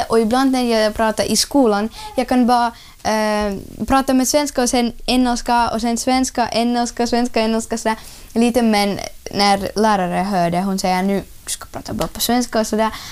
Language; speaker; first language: Swedish; non-native, learner; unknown